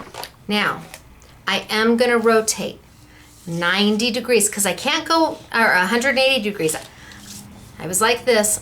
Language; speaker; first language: English; native; English